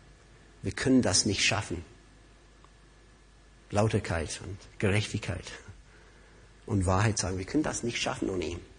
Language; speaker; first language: German; non-native, fluent; English